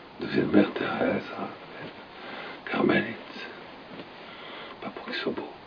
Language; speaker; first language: French; native; French